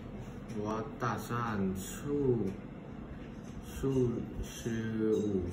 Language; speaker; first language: Chinese; non-native, learner; Thai